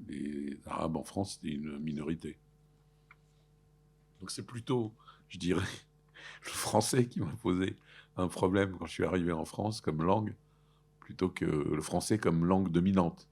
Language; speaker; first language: French; early bilingual, other home language; Arabic